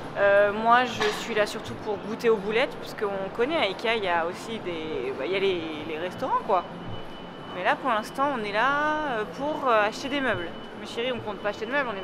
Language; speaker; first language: French; native; French